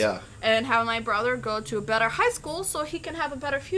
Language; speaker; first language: English; non-native, fluent; Albanian